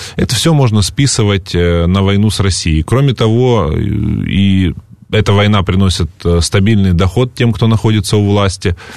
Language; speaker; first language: Russian; native; Russian